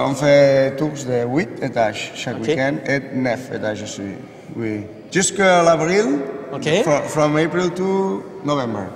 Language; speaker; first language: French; non-native, learner; Catalan